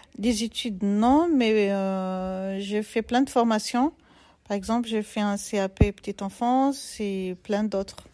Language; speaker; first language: French; non-native, local second language; Arabic